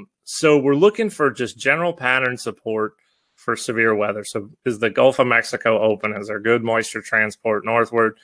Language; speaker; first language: English; native; English